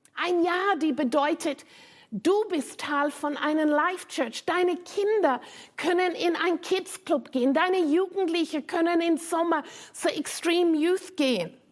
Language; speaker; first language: German; non-native, fluent; English